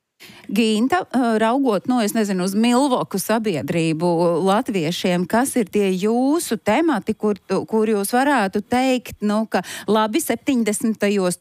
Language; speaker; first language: Latvian; native; Latvian